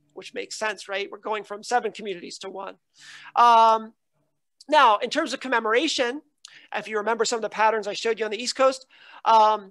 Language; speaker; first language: English; native; English